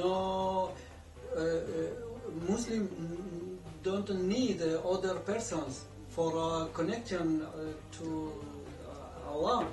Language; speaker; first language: English; non-native, learner; Spanish